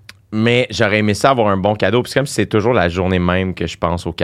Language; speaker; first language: French; native; French